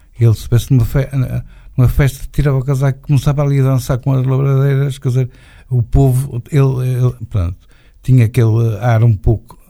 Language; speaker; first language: Portuguese; native; Portuguese